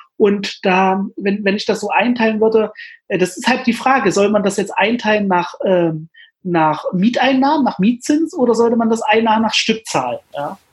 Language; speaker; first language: German; native; German